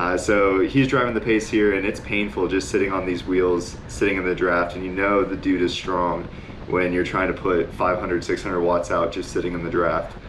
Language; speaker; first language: English; native; English